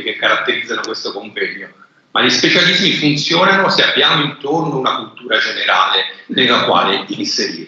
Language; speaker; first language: Italian; native; Italian